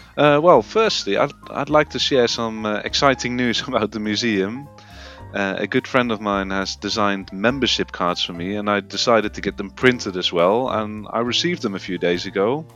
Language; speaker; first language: English; non-native, fluent; Dutch